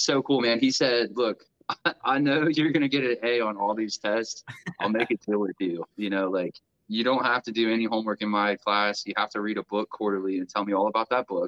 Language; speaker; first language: English; native; English